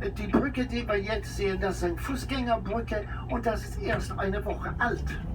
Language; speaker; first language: German; non-native, fluent; English